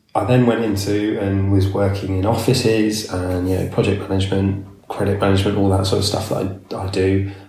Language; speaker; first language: English; native; English